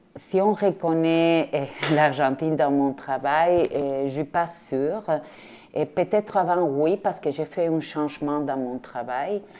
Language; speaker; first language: French; non-native, fluent; Spanish